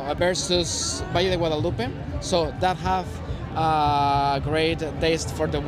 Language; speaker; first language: English; non-native, learner; Spanish